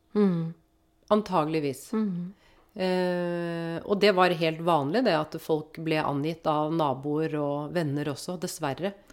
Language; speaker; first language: Norwegian; native; Norwegian